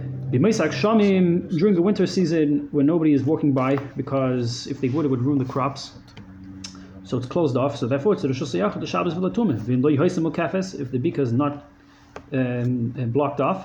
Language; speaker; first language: English; native; English